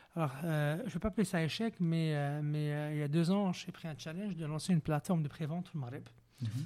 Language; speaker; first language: French; non-native, local second language; Arabic